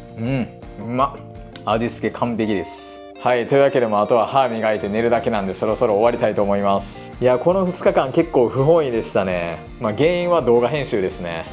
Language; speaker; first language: Japanese; native; Japanese